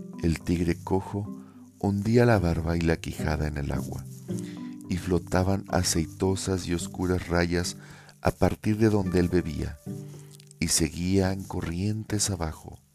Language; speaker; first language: Spanish; native; Spanish